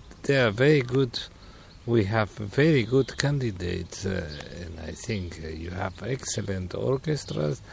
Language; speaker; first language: English; non-native, fluent; Spanish